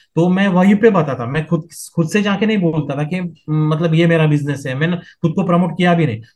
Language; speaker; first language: Hindi; non-native, local second language; Marathi